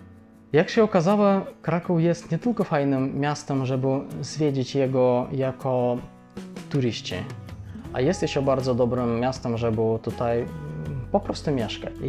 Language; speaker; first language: Polish; non-native, fluent; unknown